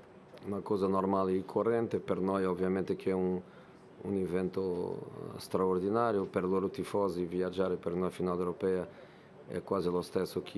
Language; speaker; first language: Italian; non-native, fluent; Portuguese